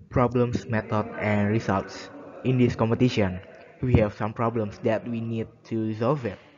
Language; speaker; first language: English; non-native, learner; Indonesian